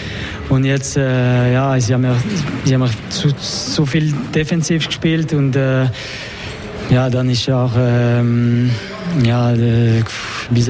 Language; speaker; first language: German; non-native, local second language; French